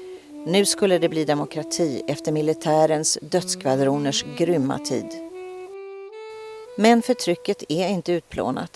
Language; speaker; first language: Swedish; native; Swedish